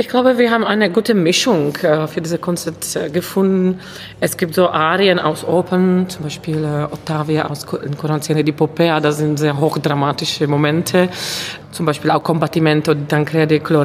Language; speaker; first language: German; non-native, fluent; Czech